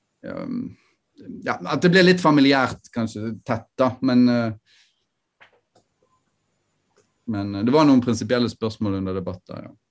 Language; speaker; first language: Norwegian; native; Norwegian